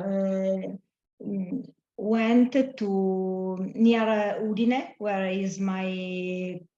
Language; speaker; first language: English; non-native, learner; Italian